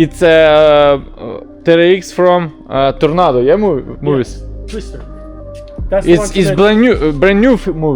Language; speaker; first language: English; non-native, learner; Ukrainian